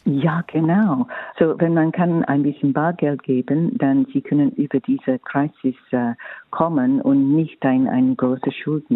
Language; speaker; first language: German; non-native, fluent; English